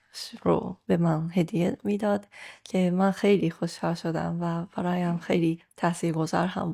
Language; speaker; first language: Persian; non-native, fluent; Japanese